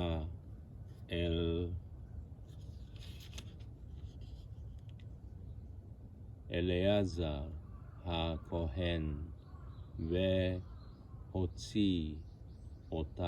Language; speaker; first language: Hebrew; non-native, learner; Japanese